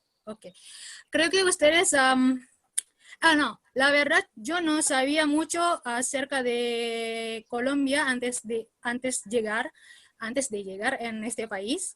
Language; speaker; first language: Spanish; non-native, learner; Indonesian